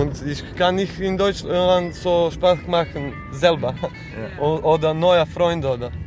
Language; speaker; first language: German; non-native, learner; Serbian